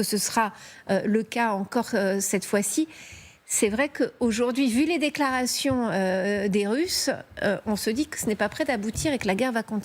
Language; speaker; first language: French; native; French